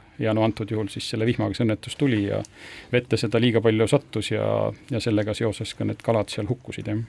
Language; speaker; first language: Estonian; native; Estonian